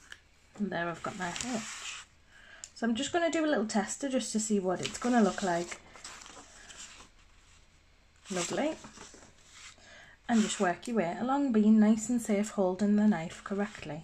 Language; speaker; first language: English; native; English